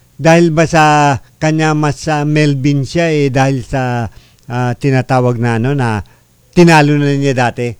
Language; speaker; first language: Filipino; native; Filipino